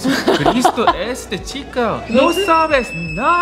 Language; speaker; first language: Spanish; non-native, learner; Korean